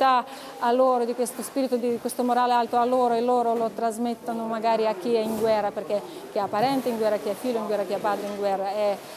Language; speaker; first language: Italian; non-native, fluent; Ukrainian